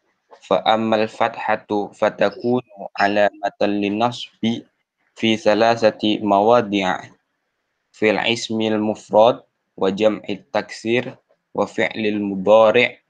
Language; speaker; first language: Arabic; non-native, learner; Indonesian